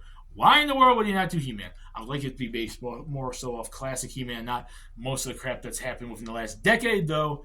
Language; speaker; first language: English; native; English